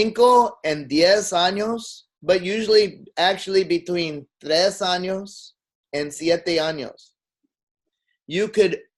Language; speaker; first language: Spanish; non-native, learner; English